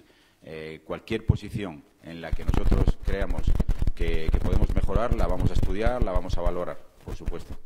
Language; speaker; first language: Spanish; native; Spanish